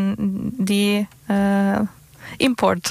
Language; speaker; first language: Dutch; non-native, learner; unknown